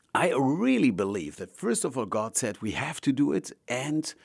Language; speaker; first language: English; non-native, fluent; German